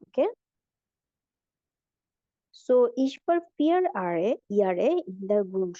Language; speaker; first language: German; non-native, fluent; Bangla